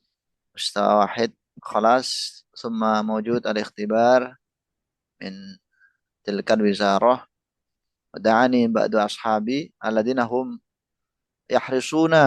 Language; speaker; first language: Arabic; non-native, fluent; Indonesian